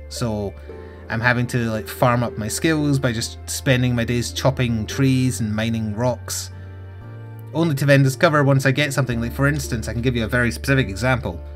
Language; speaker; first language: English; native; English